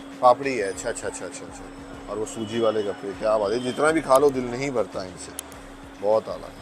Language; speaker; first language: Urdu; non-native, local second language; Punjabi